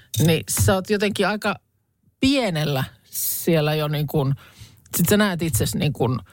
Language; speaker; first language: Finnish; native; Finnish